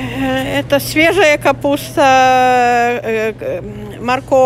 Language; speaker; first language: Russian; non-native, local second language; Ukrainian